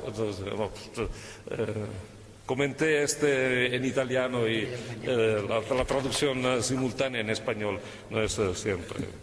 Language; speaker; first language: Spanish; non-native, fluent; Italian